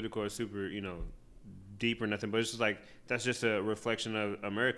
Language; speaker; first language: English; native; English